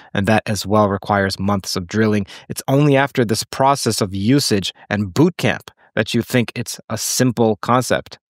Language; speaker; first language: English; native; English